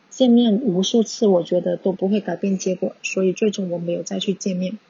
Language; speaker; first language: Chinese; non-native, local second language; Cantonese